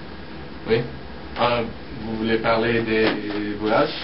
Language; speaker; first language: French; non-native, learner; English